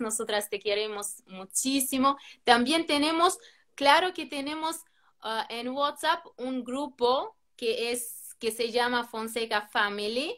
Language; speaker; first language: Spanish; non-native, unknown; Albanian